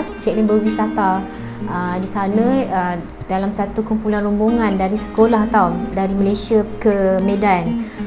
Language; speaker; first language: Malay; native; Malay